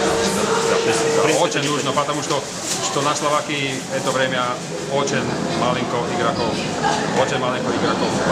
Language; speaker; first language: Russian; non-native, learner; Slovak